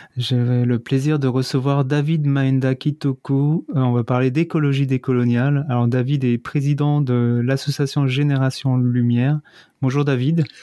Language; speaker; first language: French; native; French